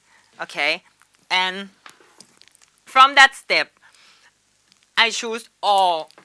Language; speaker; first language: English; non-native, learner; Thai